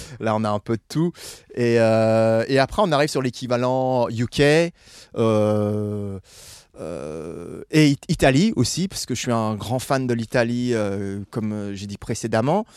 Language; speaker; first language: French; non-native, fluent; English